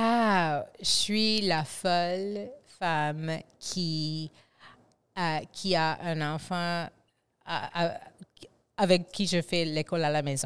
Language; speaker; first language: French; non-native, fluent; English